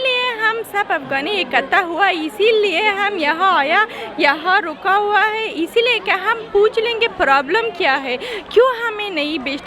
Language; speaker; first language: Hindi; non-native, learner; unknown